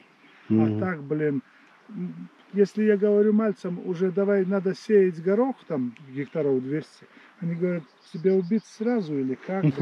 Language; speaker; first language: Russian; non-native, fluent; Latvian